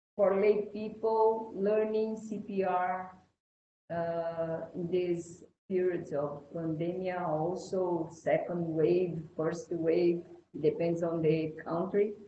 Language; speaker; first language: English; non-native, fluent; Portuguese